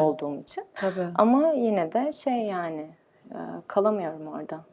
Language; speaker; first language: Turkish; early bilingual, heritage; Turkish